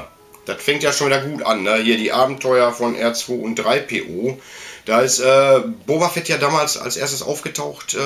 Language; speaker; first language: German; native; German